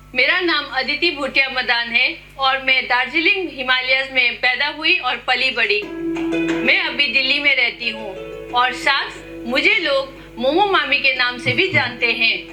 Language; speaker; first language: Hindi; non-native, local second language; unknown